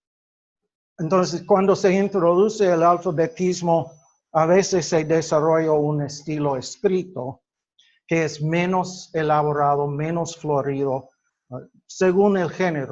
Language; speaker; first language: Spanish; non-native, fluent; English